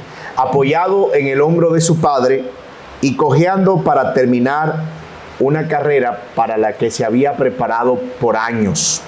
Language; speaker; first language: Spanish; native; Spanish